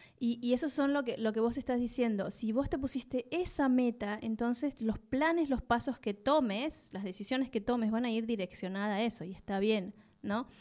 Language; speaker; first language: Spanish; native; Spanish